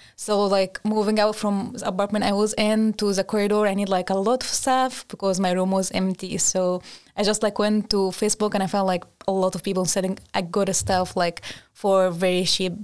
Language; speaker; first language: English; non-native, fluent; Arabic